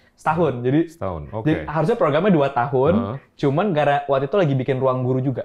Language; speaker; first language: Indonesian; native; Indonesian